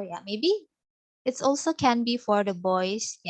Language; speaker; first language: English; non-native, fluent; Indonesian